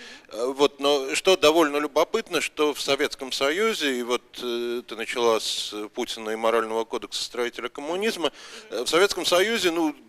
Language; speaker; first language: Russian; native; Russian